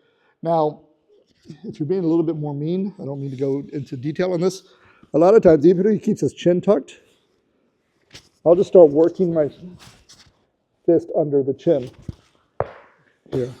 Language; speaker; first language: English; native; English